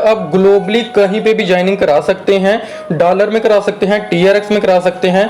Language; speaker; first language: Hindi; native; Hindi